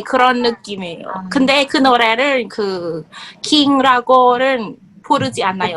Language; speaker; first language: Korean; non-native, learner; Thai